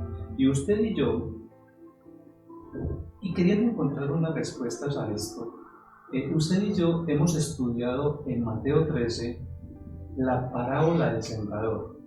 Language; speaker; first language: Spanish; native; Spanish